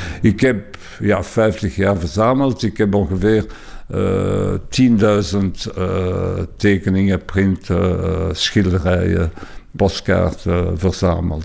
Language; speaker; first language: Dutch; non-native, local second language; French